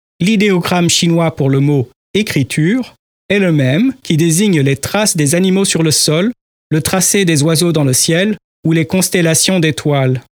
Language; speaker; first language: French; native; French